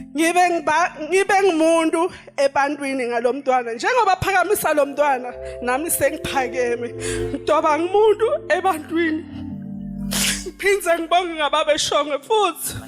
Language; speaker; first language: Zulu; non-native, local second language; Swati